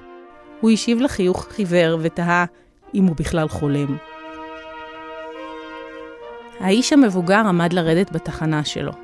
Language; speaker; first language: Hebrew; native; Hebrew